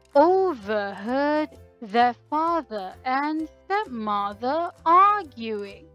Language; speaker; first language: English; non-native, local second language; Malay